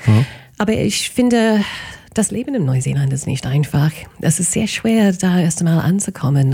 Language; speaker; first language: German; non-native, fluent; English